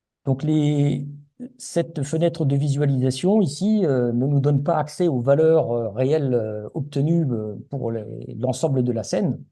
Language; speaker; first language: French; native; French